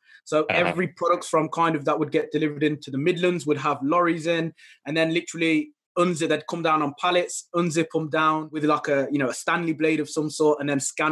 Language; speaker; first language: English; native; English